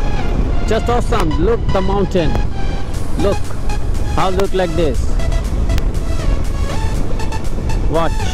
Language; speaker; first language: English; non-native, learner; Bangla